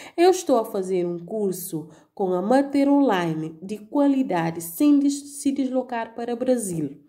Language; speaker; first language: Portuguese; non-native, local second language; Kabuverdianu